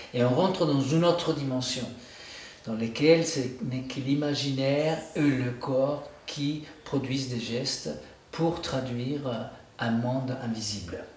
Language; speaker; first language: French; non-native, fluent; Spanish